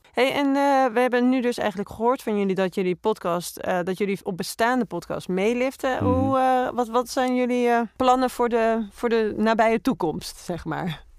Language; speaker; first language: Dutch; native; Dutch